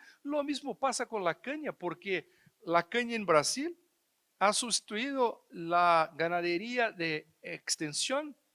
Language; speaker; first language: Spanish; non-native, fluent; Portuguese